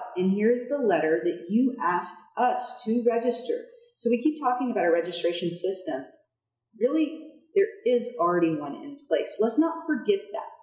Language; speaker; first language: English; native; English